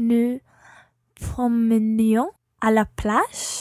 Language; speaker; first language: French; non-native, learner; English